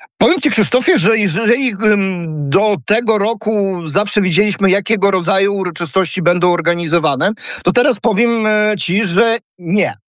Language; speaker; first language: Polish; early bilingual, heritage; Polish